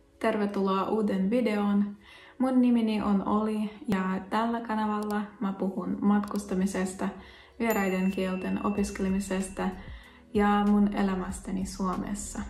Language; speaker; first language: Finnish; non-native, learner; Russian